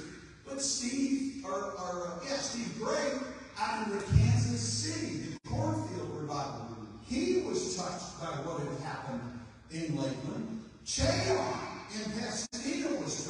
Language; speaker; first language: English; native; English